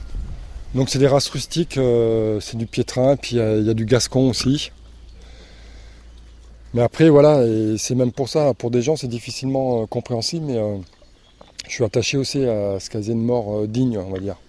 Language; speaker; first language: French; native; French